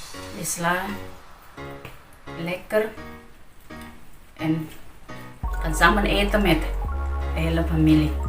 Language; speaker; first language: Dutch; non-native, learner; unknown